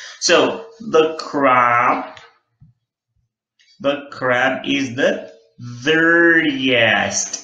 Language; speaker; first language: English; non-native, fluent; Portuguese